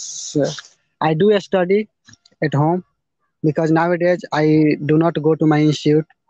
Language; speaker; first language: English; non-native, learner; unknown